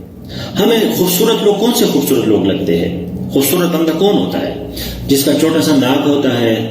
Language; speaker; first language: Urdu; non-native, local second language; Pashto